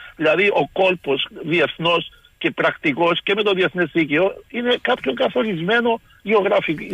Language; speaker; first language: Greek; native; Greek